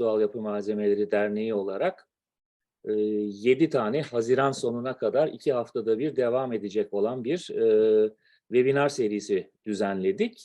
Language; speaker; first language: Turkish; native; Turkish